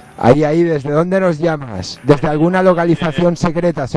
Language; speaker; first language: Spanish; native; Spanish